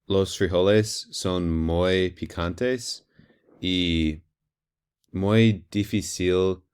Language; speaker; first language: Spanish; non-native, learner; English